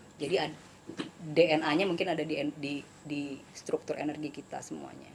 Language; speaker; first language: Indonesian; native; Indonesian